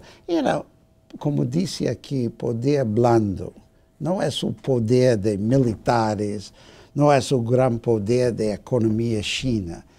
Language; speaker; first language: Portuguese; non-native, fluent; English